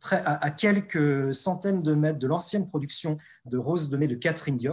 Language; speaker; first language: French; native; French